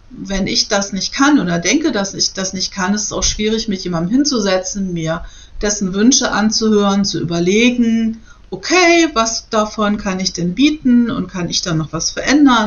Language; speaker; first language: German; native; German